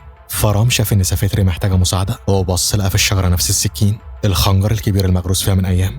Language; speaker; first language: Arabic; native; Arabic